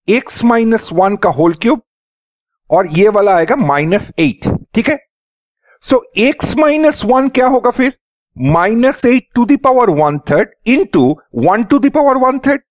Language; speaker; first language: Hindi; native; Hindi